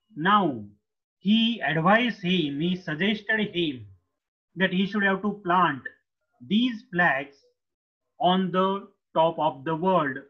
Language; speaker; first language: English; non-native, local second language; Marathi